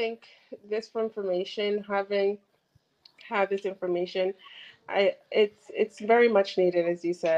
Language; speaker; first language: English; non-native, local second language; Akan